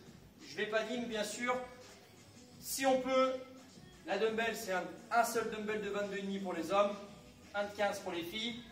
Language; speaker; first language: French; native; French